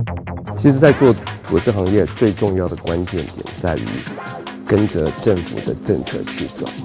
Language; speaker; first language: Chinese; native; Chinese